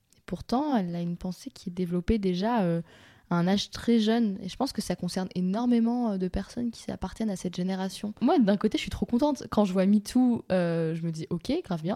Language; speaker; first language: French; native; French